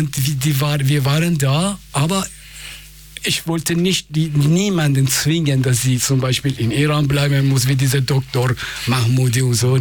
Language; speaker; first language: German; non-native, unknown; Persian